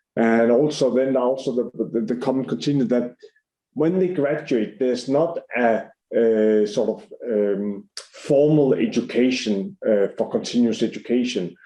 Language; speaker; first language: English; non-native, fluent; Danish